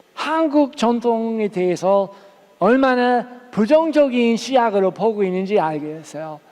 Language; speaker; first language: Korean; non-native, fluent; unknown